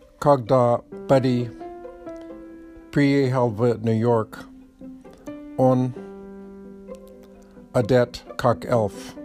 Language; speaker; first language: Russian; non-native, learner; Polish